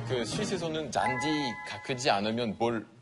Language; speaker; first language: Korean; non-native, fluent; French